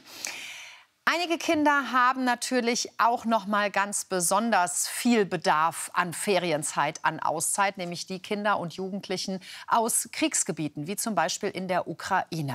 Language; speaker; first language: German; native; German